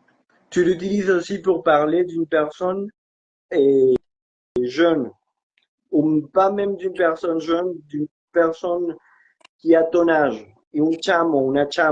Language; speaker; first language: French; non-native, fluent; Spanish